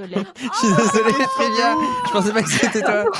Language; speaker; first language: French; native; French